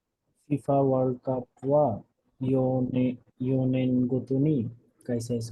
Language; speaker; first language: Japanese; non-native, learner; Bangla